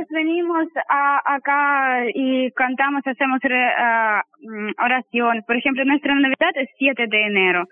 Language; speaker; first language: Spanish; non-native, learner; Russian